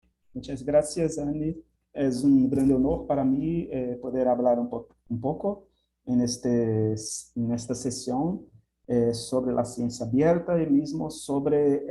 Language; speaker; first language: Spanish; non-native, fluent; Portuguese